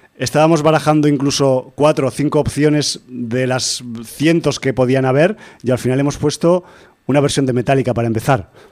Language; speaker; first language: Spanish; native; Spanish